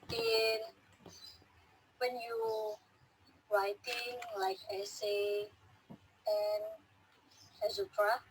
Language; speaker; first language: English; non-native, learner; Indonesian